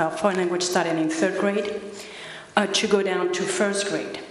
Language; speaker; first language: English; early bilingual, other home language; Spanish